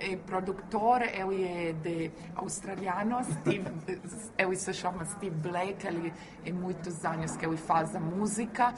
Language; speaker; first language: Portuguese; non-native, learner; Croatian